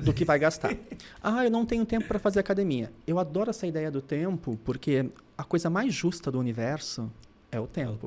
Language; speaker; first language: Portuguese; native; Portuguese